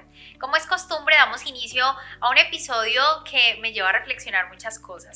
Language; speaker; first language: Spanish; native; Spanish